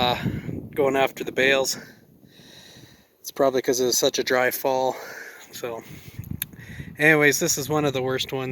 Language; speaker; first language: English; native; English